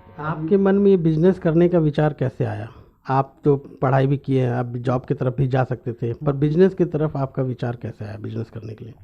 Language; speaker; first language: Hindi; native; Hindi